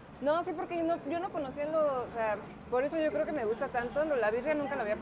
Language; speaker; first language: Spanish; native; Spanish